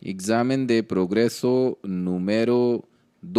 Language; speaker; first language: Spanish; non-native, learner; Hindi